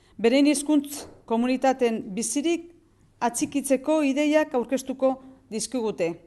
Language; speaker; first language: Basque; native; Basque